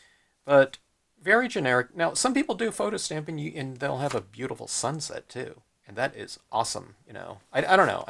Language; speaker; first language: English; native; English